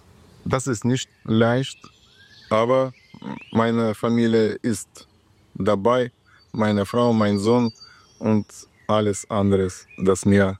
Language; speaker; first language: German; non-native, learner; Ukrainian